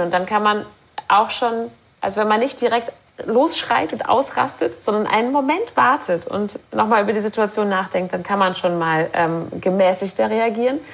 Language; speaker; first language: German; native; German